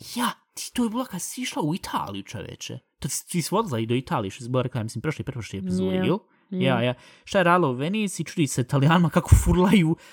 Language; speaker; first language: Bosnian; early bilingual, heritage; Bosnian